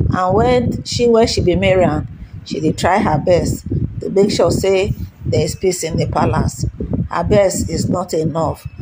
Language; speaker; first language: Nigerian Pidgin; non-native, local second language; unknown